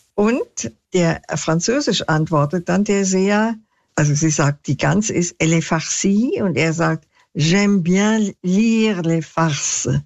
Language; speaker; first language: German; native; German